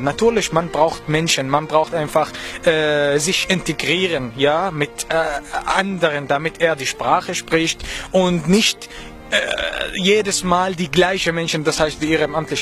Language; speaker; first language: German; non-native, learner; Arabic